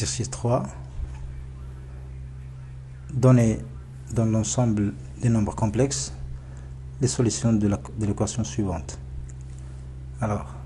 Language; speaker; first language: French; non-native, local second language; Arabic